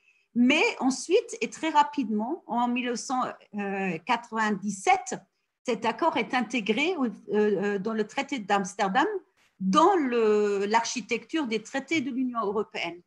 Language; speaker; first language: French; non-native, fluent; German